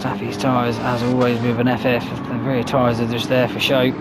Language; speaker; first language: English; native; English